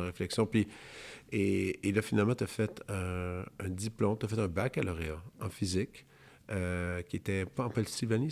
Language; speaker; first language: French; native; French